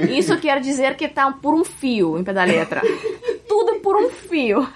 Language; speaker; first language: Portuguese; non-native, fluent; Russian